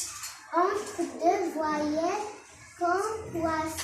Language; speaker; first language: French; non-native, learner; Arabic